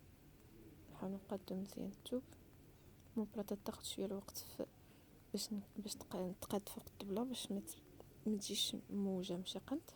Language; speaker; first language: Arabic; native; Arabic